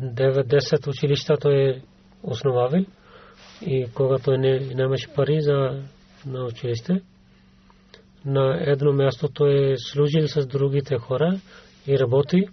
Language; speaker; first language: Bulgarian; non-native, learner; Urdu